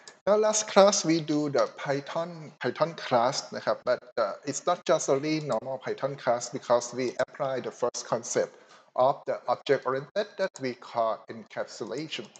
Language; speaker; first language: English; non-native, fluent; Thai